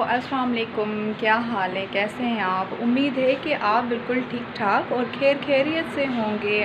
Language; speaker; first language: Urdu; non-native, local second language; Sindhi